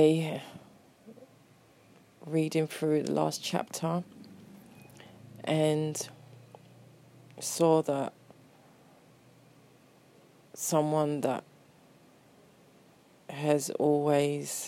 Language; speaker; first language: English; native; English